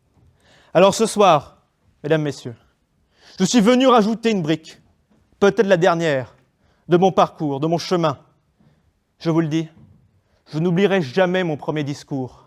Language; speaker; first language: French; native; French